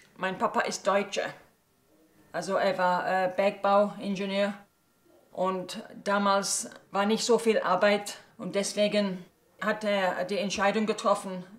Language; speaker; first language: German; early bilingual, heritage; English